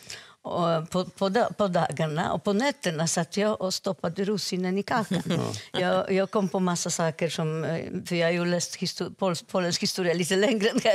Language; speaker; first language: Swedish; non-native, fluent; Polish